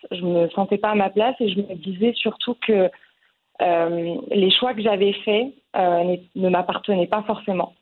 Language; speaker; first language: French; non-native, local second language; Arabic